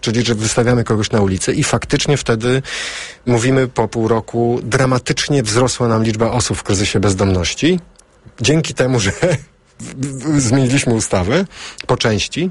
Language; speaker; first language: Polish; native; Polish